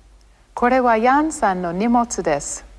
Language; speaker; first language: Japanese; non-native, fluent; English